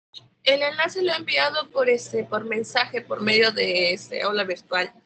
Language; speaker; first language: Spanish; native; Spanish